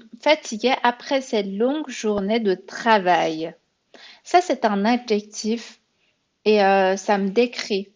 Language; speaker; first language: French; non-native, fluent; Persian